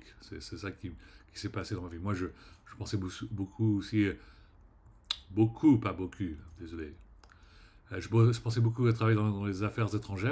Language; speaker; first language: French; early bilingual, heritage; French